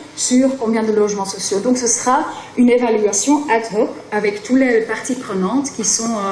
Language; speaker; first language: French; non-native, local second language; Dutch